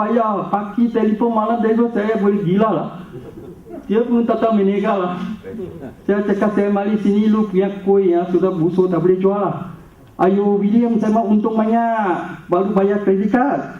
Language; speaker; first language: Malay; non-native, local second language; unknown